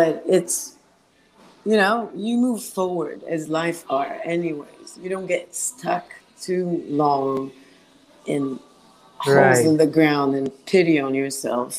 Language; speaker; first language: English; non-native, fluent; Hebrew